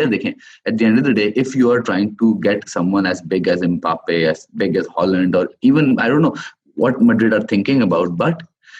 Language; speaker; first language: English; non-native, local second language; Urdu